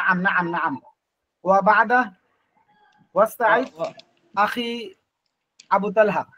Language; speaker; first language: Arabic; non-native, learner; Bangla